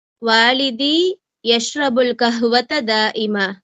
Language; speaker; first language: Arabic; non-native, learner; Tamil